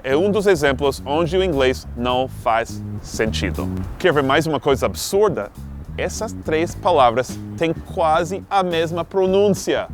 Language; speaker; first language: Portuguese; non-native, fluent; English